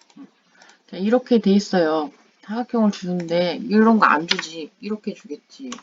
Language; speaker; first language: Korean; non-native, fluent; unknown